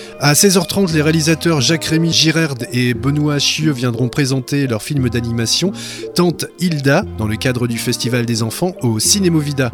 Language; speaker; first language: French; native; French